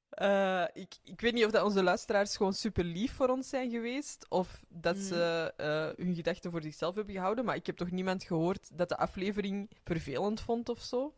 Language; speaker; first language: Dutch; native; Dutch